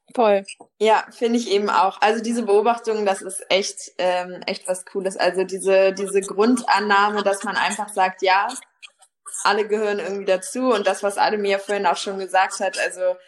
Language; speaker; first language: German; early bilingual, other home language; Turkish